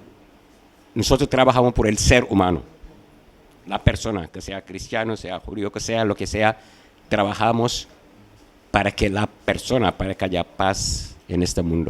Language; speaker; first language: Spanish; non-native, fluent; Wolof